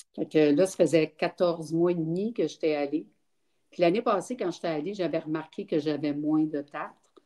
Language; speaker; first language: French; native; French